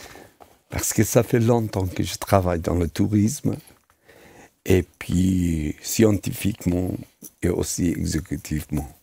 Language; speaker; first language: French; non-native, fluent; Persian